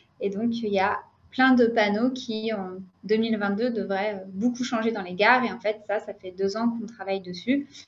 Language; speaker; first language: French; native; French